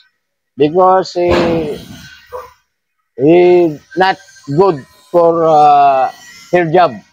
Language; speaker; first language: English; non-native, learner; Filipino